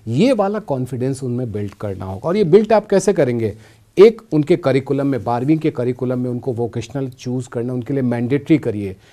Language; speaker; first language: Hindi; native; Hindi